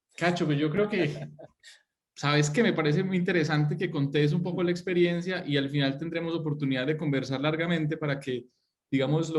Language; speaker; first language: Spanish; native; Spanish